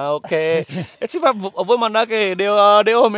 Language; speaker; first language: Portuguese; non-native, learner; Vietnamese